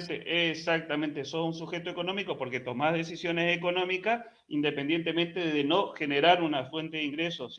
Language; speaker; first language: Spanish; native; Spanish